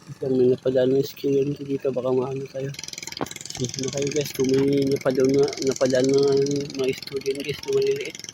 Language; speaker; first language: Filipino; non-native, local second language; Iloko